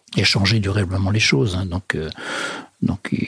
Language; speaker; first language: French; native; French